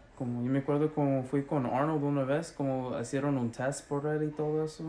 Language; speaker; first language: Spanish; early bilingual, heritage; Spanish